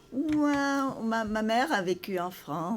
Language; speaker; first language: French; non-native, fluent; English